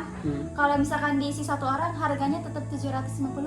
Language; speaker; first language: Indonesian; native; Indonesian